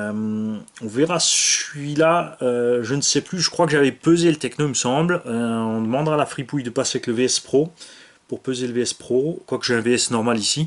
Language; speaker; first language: French; native; French